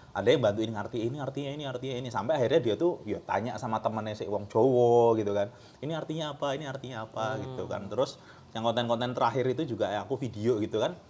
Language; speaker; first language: Indonesian; non-native, local second language; Javanese